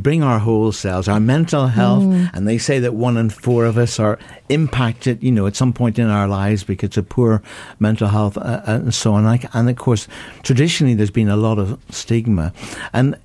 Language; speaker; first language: English; native; English